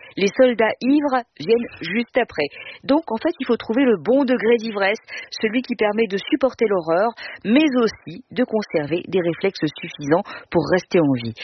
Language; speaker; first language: French; native; French